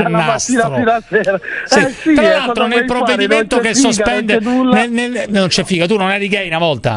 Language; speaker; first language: Italian; native; Italian